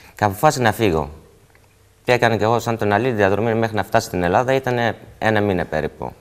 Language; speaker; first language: Greek; non-native, fluent; Persian